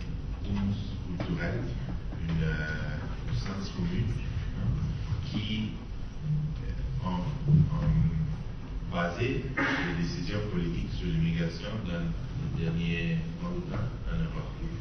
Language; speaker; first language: French; non-native, fluent; Italian